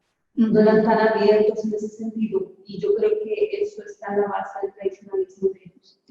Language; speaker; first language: Spanish; non-native, fluent; Portuguese